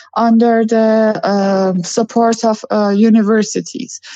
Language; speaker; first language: English; non-native, learner; Persian